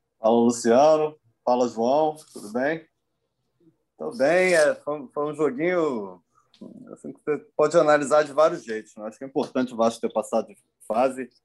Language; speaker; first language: Portuguese; native; Portuguese